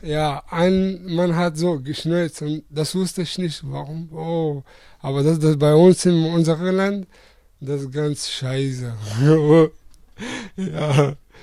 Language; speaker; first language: German; non-native, learner; Persian